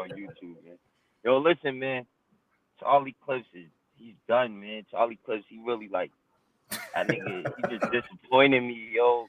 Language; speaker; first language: English; native; English